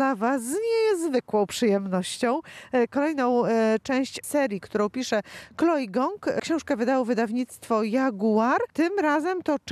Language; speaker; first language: Polish; native; Polish